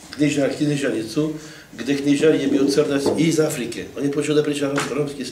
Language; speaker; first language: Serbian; non-native, fluent; French